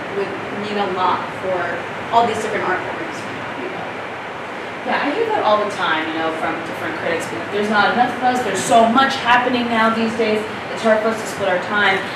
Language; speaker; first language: English; native; English